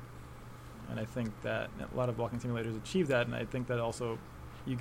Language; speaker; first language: English; native; English